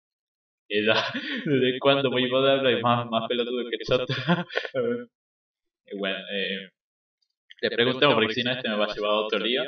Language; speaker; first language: Spanish; native; Spanish